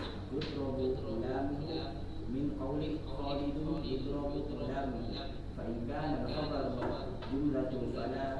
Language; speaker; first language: Arabic; non-native, learner; Indonesian